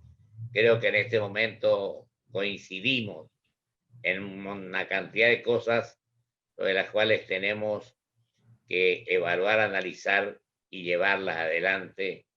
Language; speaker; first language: Spanish; native; Spanish